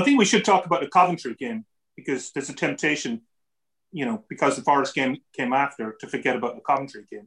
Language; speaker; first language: English; native; English